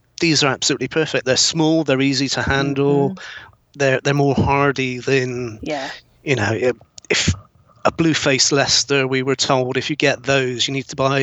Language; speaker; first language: English; native; English